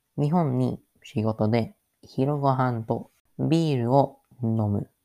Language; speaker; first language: Japanese; non-native, learner; English